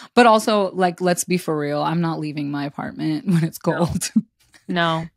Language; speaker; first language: English; early bilingual, other home language; Hindi